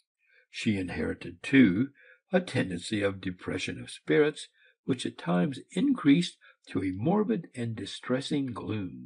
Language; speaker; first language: English; native; English